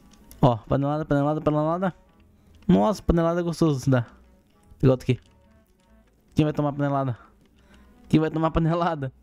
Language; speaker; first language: Portuguese; native; Portuguese